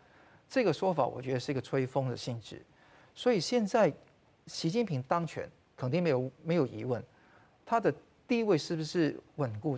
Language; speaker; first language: Chinese; non-native, local second language; Cantonese